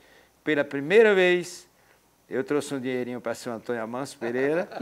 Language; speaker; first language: Portuguese; native; Portuguese